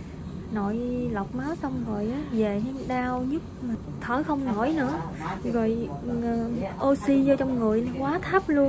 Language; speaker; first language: Vietnamese; native; Vietnamese